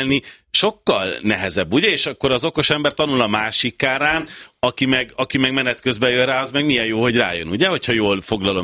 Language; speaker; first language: Hungarian; native; Hungarian